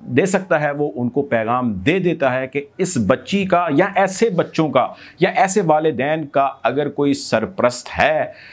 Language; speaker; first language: Urdu; native; Urdu